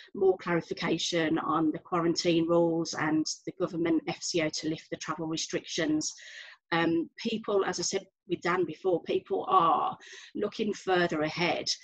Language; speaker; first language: English; native; English